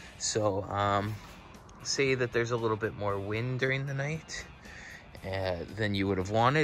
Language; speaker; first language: English; native; English